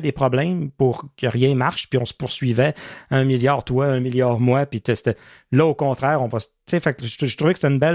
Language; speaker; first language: French; native; French